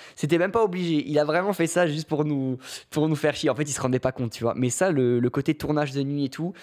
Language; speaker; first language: French; native; French